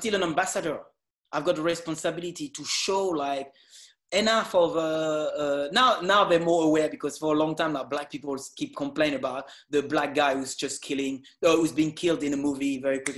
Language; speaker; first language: English; non-native, fluent; French